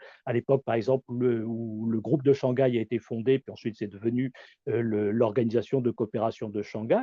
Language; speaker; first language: French; native; French